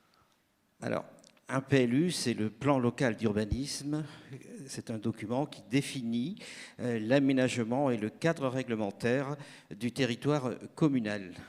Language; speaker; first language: French; native; French